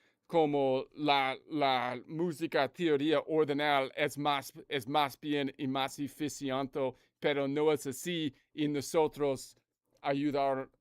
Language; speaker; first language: Spanish; non-native, learner; English